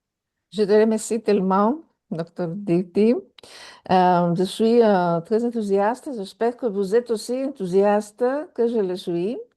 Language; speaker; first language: French; non-native, fluent; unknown